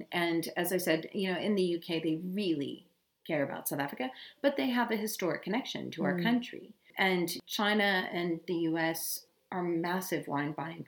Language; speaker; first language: English; native; English